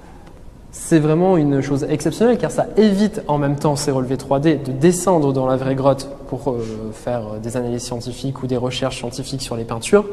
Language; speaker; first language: French; native; French